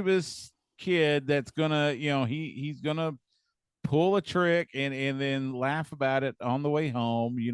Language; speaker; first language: English; native; English